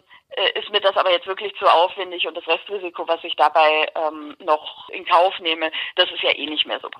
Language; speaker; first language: German; native; German